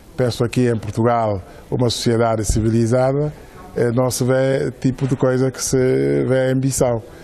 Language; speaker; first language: Portuguese; non-native, local second language; Upper Guinea Crioulo